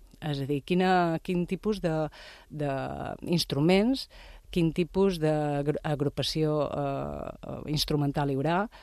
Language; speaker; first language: Catalan; native; Catalan